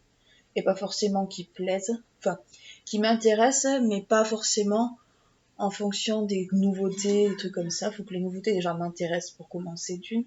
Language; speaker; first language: French; native; French